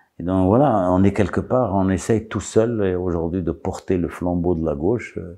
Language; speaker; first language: French; non-native, local second language; Arabic